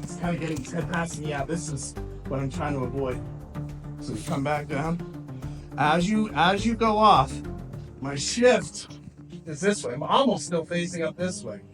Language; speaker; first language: English; native; English